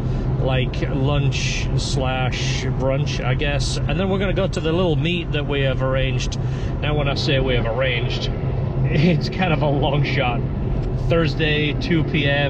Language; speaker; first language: English; native; English